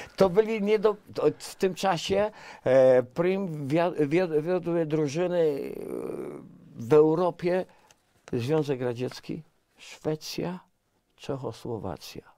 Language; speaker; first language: Polish; native; Polish